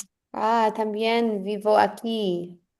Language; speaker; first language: Spanish; non-native, learner; English